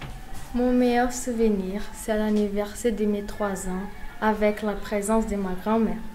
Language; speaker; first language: French; non-native, learner; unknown